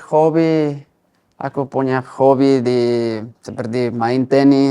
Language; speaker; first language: Indonesian; non-native, learner; Spanish